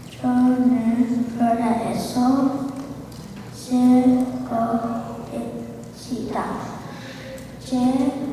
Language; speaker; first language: Korean; early bilingual, heritage; Korean